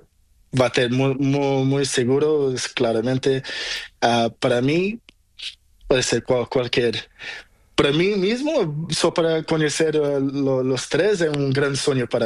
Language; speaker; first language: Spanish; non-native, learner; Portuguese